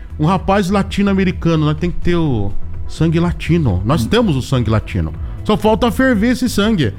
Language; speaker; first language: Portuguese; native; Portuguese